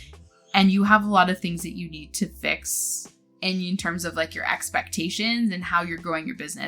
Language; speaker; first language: English; native; English